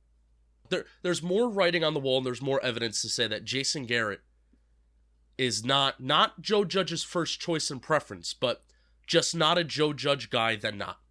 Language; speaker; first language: English; native; English